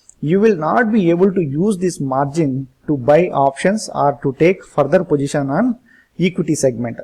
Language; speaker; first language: English; non-native, local second language; Telugu